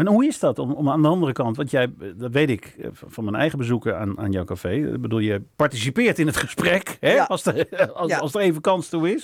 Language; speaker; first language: Dutch; native; Dutch